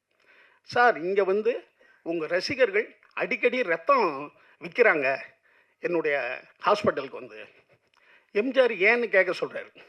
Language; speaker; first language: Tamil; native; Tamil